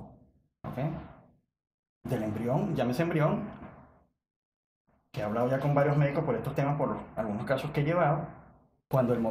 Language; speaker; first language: Spanish; native; Spanish